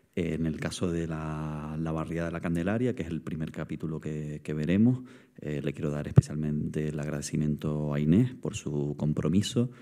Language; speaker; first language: Spanish; native; Spanish